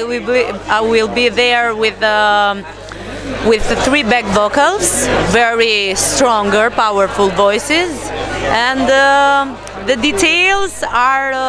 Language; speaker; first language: English; non-native, learner; Albanian